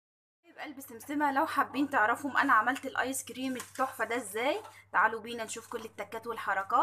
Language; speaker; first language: Arabic; native; Arabic